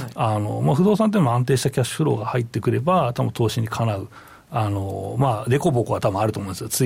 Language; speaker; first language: Japanese; native; Japanese